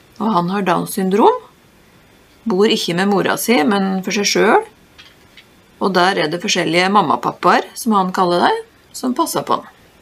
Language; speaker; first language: Norwegian; native; Norwegian